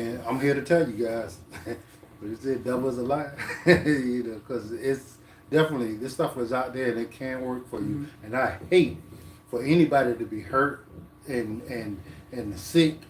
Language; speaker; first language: English; native; English